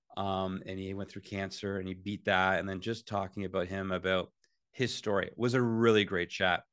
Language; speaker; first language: English; native; English